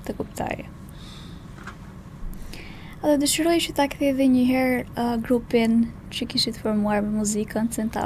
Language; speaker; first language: Albanian; native; Albanian